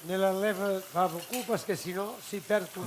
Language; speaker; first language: French; non-native, fluent; Catalan